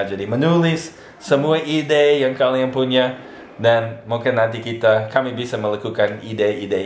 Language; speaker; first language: Indonesian; non-native, fluent; English